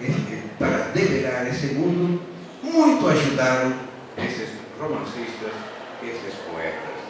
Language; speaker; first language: Portuguese; native; Portuguese